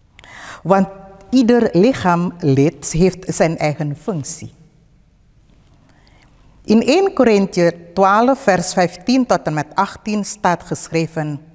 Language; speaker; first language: Dutch; non-native, fluent; Indonesian